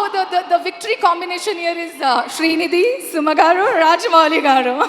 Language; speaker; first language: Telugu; non-native, learner; Kannada